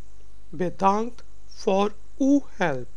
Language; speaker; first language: Dutch; non-native, learner; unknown